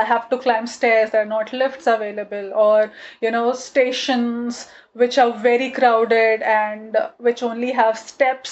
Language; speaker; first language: English; non-native, local second language; Gujarati